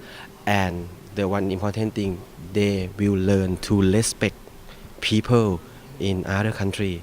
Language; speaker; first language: English; non-native, fluent; Thai